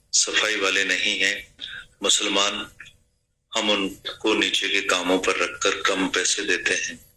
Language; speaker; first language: Hindi; non-native, local second language; Sindhi